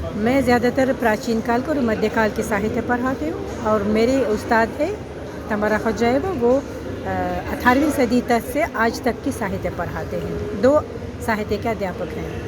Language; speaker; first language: Hindi; non-native, fluent; Uzbek